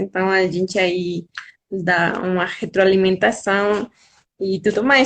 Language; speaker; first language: Portuguese; non-native, fluent; Spanish